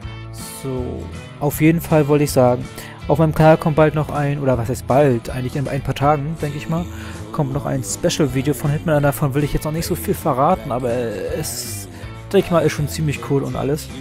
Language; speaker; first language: German; native; German